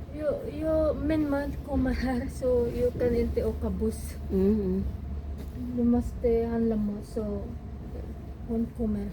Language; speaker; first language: Swedish; non-native, learner; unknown